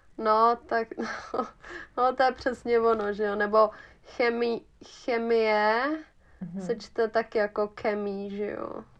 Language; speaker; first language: Czech; non-native, fluent; German